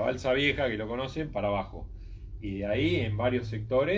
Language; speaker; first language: Spanish; native; Spanish